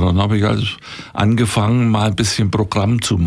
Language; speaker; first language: German; native; German